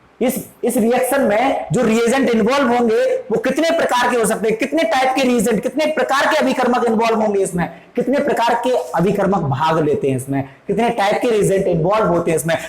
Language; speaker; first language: Hindi; native; Hindi